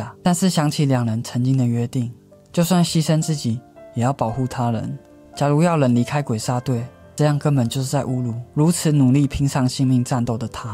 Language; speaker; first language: Chinese; native; Chinese